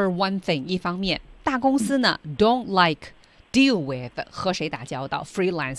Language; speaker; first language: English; non-native, fluent; Chinese